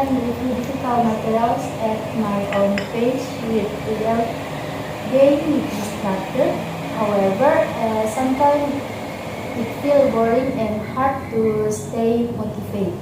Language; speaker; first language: English; non-native, fluent; Indonesian